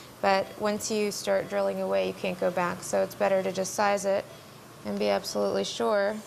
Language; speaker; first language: English; native; English